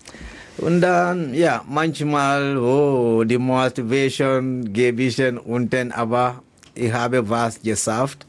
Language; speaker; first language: German; non-native, learner; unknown